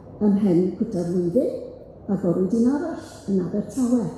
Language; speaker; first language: Welsh; native; Welsh